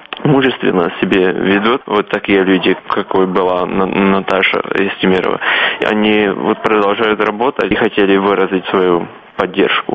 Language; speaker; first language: Russian; non-native, fluent; Czech